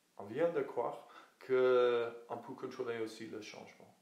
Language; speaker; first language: French; non-native, fluent; English